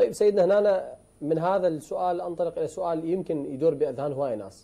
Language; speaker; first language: Arabic; native; Arabic